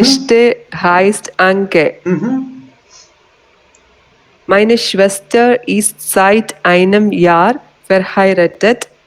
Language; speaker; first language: German; non-native, learner; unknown